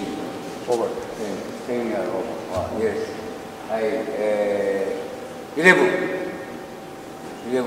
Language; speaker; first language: English; non-native, learner; Japanese